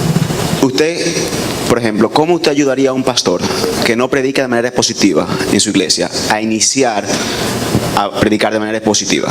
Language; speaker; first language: Spanish; native; Spanish